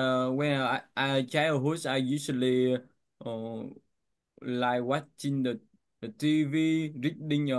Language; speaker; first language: English; non-native, learner; Vietnamese